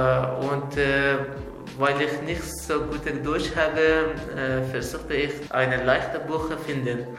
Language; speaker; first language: German; non-native, learner; Azerbaijani